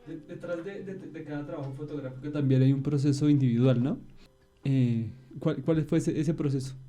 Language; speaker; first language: Spanish; native; Spanish